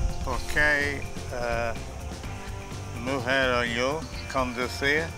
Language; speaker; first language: Spanish; non-native, learner; English